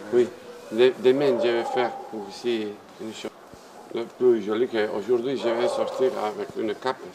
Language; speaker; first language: French; non-native, learner; Basque